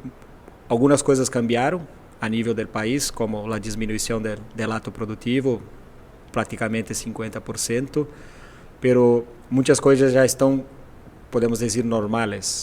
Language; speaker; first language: Spanish; non-native, fluent; Portuguese